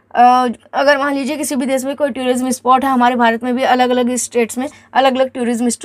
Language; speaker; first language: Hindi; native; Hindi